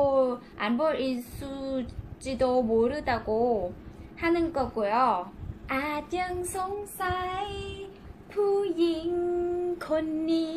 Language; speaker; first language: Korean; non-native, learner; Thai